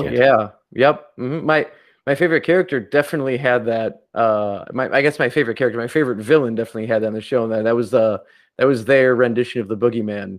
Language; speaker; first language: English; native; English